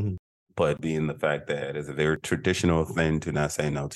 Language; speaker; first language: English; non-native, local second language; Igbo